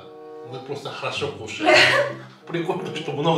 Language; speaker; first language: Russian; non-native, learner; Korean